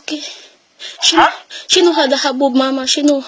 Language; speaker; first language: Arabic; non-native, learner; Filipino